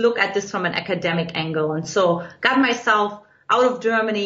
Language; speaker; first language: English; non-native, fluent; German